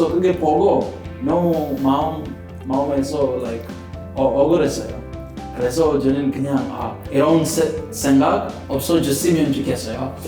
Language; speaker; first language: Korean; non-native, fluent; Swahili